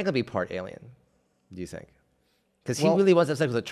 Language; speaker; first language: English; native; English